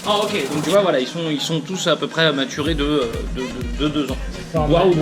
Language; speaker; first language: French; native; French